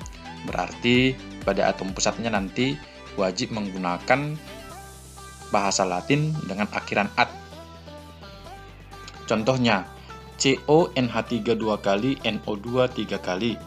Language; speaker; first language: Indonesian; native; Indonesian